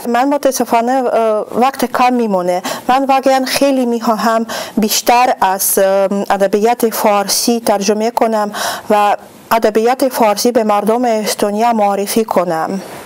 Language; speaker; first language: Persian; non-native, fluent; Russian